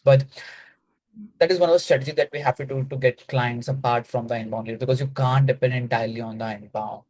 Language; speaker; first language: English; non-native, local second language; Hindi